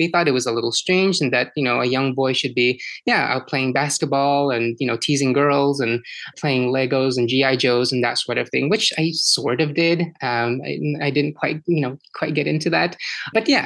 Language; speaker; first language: English; early bilingual, other home language; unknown